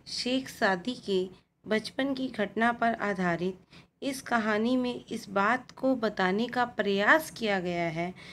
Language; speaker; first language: Hindi; native; Hindi